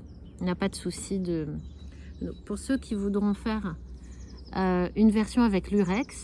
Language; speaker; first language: French; native; French